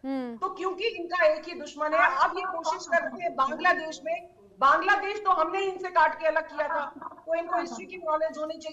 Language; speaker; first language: Hindi; native; Hindi